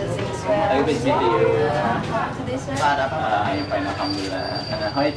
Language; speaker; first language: English; non-native, learner; Indonesian